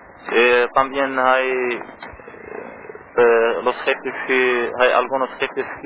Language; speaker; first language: Spanish; non-native, learner; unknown